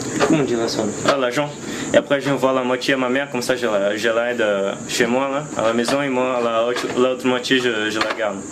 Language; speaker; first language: French; non-native, fluent; Portuguese